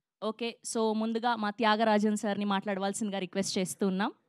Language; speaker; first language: Telugu; native; Telugu